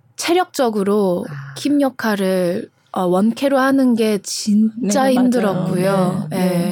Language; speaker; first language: Korean; early bilingual, heritage; Dutch